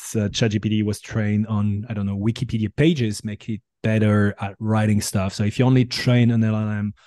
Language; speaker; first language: English; non-native, fluent; French